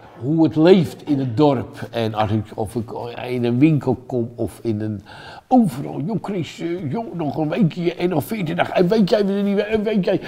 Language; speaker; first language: Dutch; native; Dutch